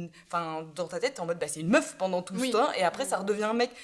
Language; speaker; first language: French; native; French